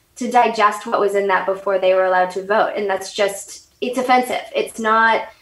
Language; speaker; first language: English; native; English